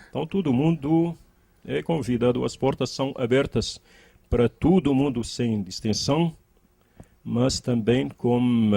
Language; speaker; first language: Portuguese; non-native, learner; Arabic